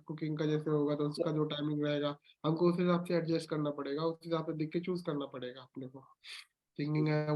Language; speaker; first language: Hindi; native; Hindi